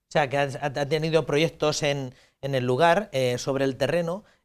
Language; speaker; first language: Spanish; native; Spanish